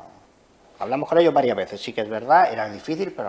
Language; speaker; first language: Spanish; native; Spanish